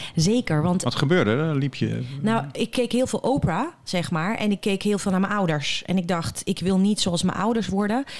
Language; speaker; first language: Dutch; early bilingual, other home language; Bosnian